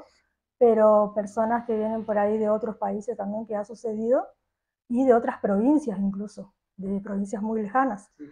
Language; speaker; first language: Spanish; native; Spanish